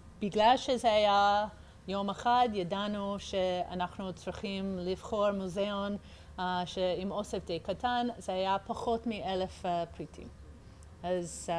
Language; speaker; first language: Hebrew; early bilingual, heritage; English